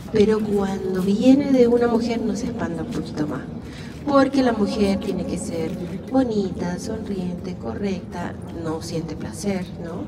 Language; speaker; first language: Spanish; native; Spanish